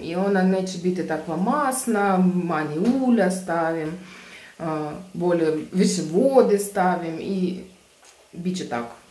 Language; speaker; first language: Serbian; non-native, learner; Russian